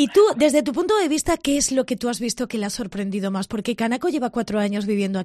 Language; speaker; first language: Spanish; native; Spanish